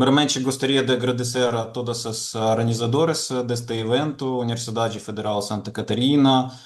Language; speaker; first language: Portuguese; non-native, fluent; Ukrainian